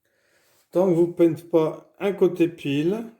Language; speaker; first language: French; native; French